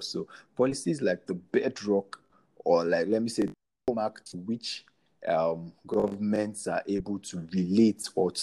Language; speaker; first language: English; non-native, local second language; Yoruba